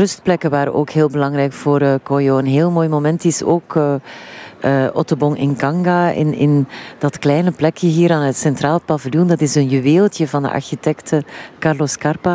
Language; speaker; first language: Dutch; native; Dutch